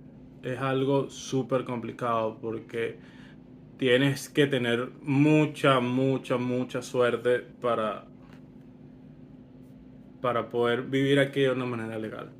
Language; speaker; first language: Spanish; early bilingual, other home language; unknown